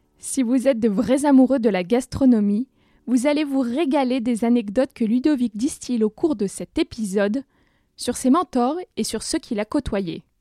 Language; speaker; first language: French; native; French